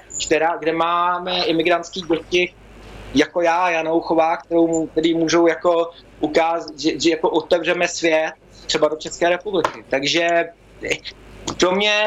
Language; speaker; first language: Czech; early bilingual, heritage; Czech